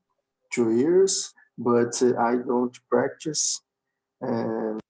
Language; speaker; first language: English; non-native, learner; Portuguese